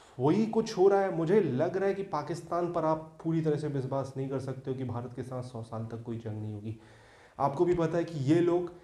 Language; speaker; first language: Hindi; native; Hindi